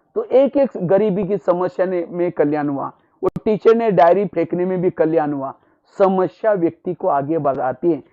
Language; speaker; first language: Hindi; non-native, local second language; Marathi